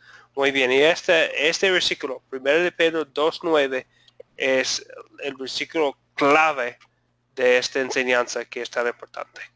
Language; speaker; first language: Spanish; non-native, fluent; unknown